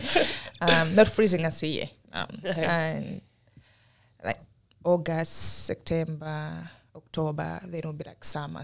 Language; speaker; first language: English; non-native, local second language; Tumbuka